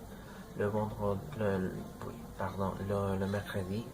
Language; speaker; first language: French; non-native, learner; Spanish